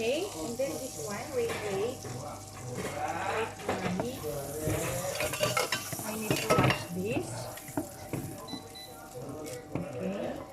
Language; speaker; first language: English; non-native, learner; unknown